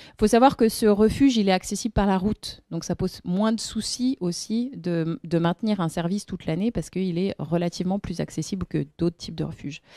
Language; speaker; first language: French; native; French